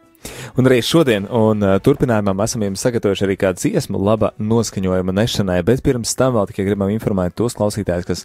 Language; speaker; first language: Latvian; native; Latvian